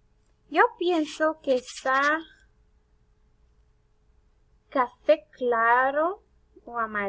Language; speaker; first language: Spanish; non-native, fluent; English